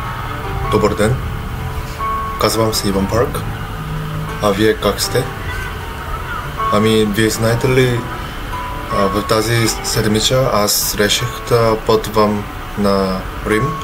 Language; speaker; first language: Bulgarian; non-native, learner; Korean